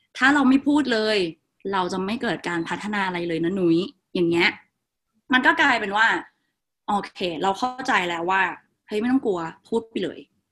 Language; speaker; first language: Thai; non-native, local second language; Northeastern Thai